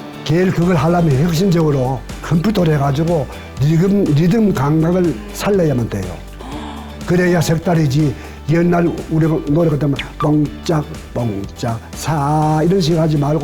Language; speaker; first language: Korean; native; Korean